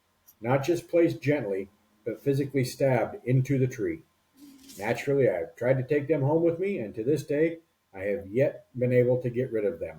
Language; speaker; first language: English; native; English